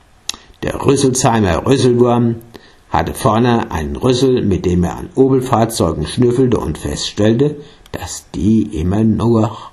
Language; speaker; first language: German; native; German